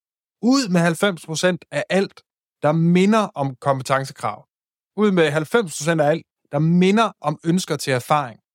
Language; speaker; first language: Danish; native; Danish